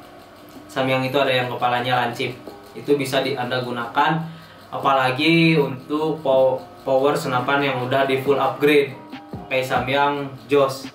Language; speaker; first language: Indonesian; native; Indonesian